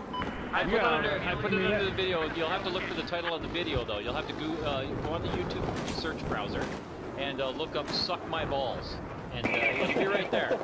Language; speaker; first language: English; native; English